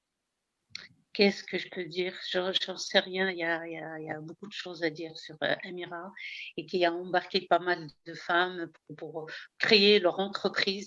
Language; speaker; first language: French; early bilingual, heritage; Arabic